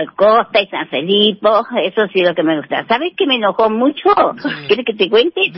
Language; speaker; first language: Spanish; native; Spanish